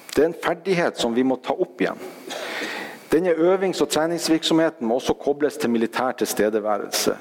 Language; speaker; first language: Norwegian; native; Norwegian